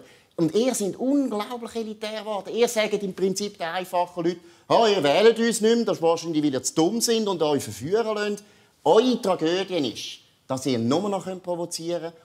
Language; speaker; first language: German; native; German